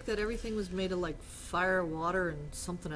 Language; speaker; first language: English; native; English